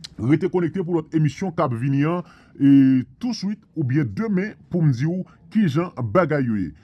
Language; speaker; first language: Haitian Creole; non-native, fluent; Spanish